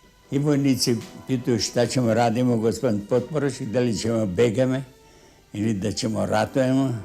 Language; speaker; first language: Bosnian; non-native, fluent; Russian